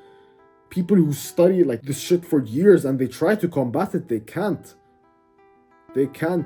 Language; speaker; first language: English; native; English